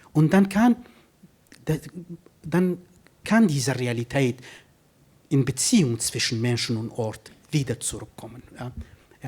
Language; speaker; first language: German; non-native, fluent; Kurdish